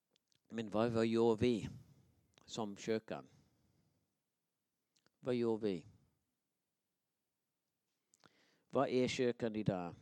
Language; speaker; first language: Swedish; non-native, fluent; English